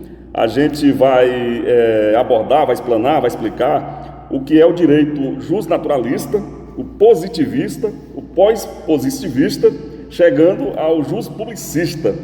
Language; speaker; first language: Portuguese; native; Portuguese